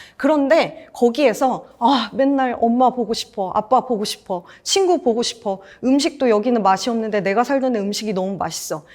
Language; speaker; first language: Korean; native; Korean